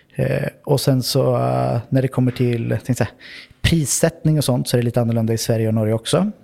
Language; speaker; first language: Swedish; native; Swedish